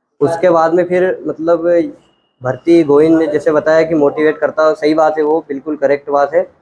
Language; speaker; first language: Hindi; native; Hindi